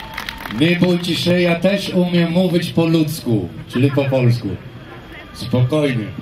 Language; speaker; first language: Polish; non-native, fluent; English